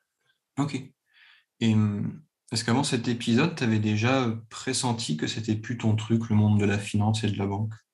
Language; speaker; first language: French; native; French